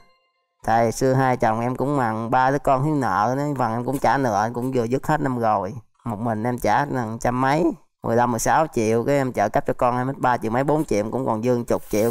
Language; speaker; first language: Vietnamese; native; Vietnamese